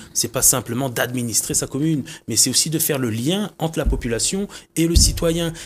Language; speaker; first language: French; native; French